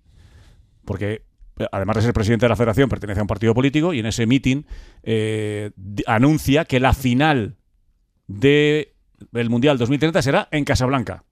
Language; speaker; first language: Spanish; native; Spanish